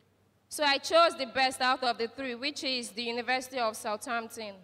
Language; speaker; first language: English; non-native, local second language; Yoruba